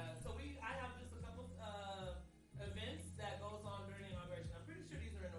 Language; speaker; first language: English; native; English